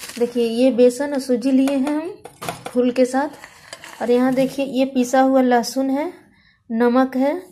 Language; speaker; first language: Hindi; native; Hindi